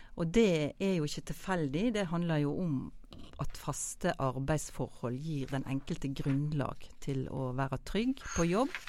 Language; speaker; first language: Norwegian; native; Norwegian